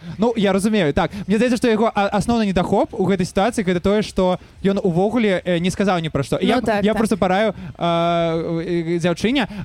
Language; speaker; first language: Belarusian; non-native, local second language; Russian